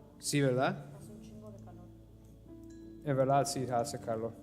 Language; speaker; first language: Spanish; non-native, learner; English